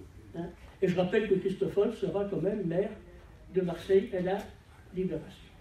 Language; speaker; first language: French; native; French